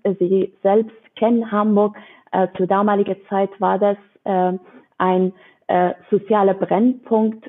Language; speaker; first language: German; non-native, fluent; Persian